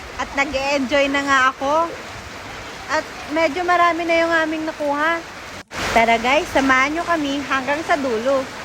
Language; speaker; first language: Filipino; non-native, local second language; Hiligaynon